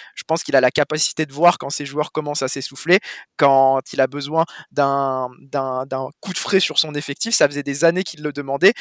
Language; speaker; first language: French; native; French